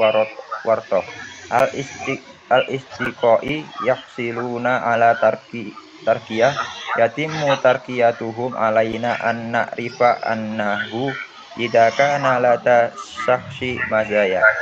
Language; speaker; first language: Arabic; non-native, learner; Indonesian